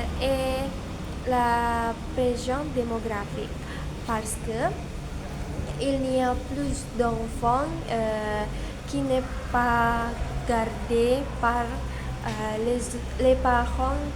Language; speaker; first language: French; non-native, learner; Indonesian